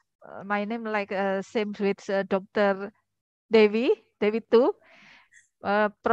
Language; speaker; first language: English; non-native, learner; Indonesian